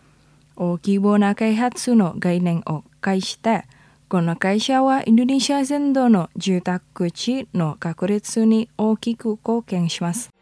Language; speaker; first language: Japanese; non-native, fluent; Indonesian